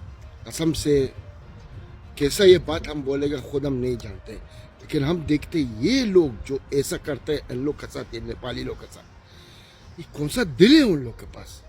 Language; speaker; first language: Hindi; non-native, fluent; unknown